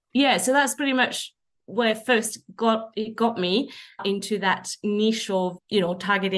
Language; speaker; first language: English; non-native, fluent; French